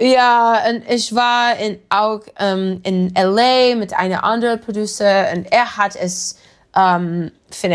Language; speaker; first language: German; non-native, learner; English